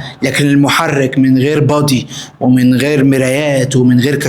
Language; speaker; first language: Arabic; native; Arabic